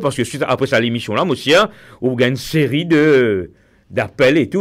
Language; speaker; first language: French; non-native, local second language; Morisyen